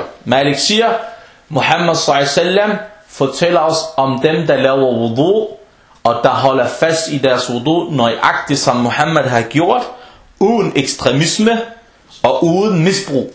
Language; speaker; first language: Danish; non-native, fluent; Arabic